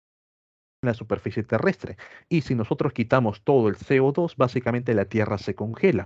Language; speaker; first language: Spanish; native; Spanish